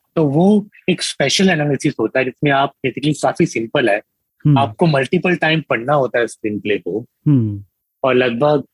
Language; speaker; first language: Hindi; native; Hindi